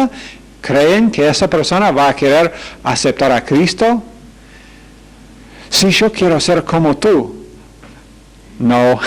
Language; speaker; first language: Spanish; non-native, fluent; English